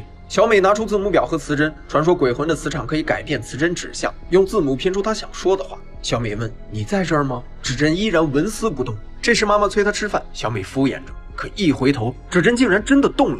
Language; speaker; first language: Chinese; native; Chinese